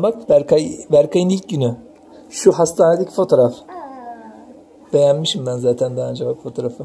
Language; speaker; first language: Turkish; native; Turkish